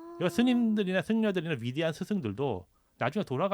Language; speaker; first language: Korean; native; Korean